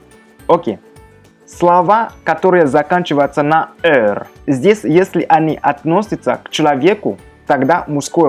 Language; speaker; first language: Russian; non-native, fluent; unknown